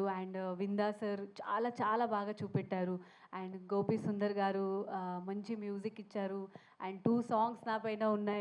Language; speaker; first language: Telugu; non-native, fluent; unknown